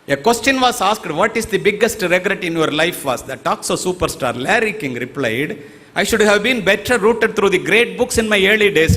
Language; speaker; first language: English; non-native, local second language; Tamil